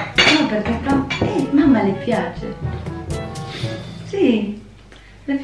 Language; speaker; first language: Italian; non-native, fluent; Filipino